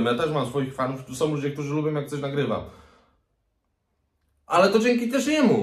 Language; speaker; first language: Polish; native; Polish